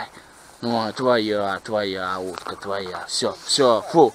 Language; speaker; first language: Russian; native; Russian